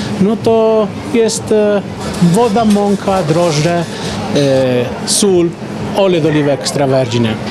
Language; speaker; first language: Polish; non-native, fluent; Italian